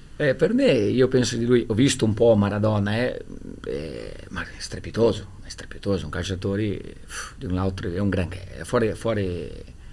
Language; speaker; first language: Italian; non-native, fluent; Portuguese